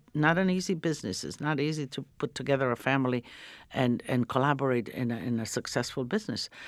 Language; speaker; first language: English; early bilingual, other home language; Croatian